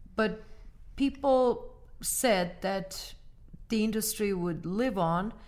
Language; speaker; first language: English; non-native, fluent; Armenian